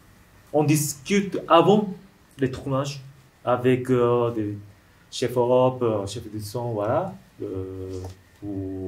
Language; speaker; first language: French; non-native, learner; Japanese